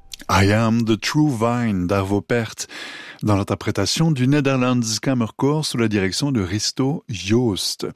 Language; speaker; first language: French; native; French